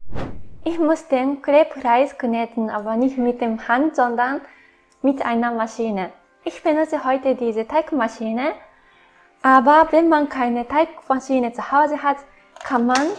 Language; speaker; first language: German; non-native, fluent; Japanese